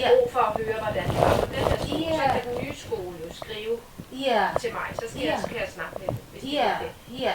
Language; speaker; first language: Danish; native; Danish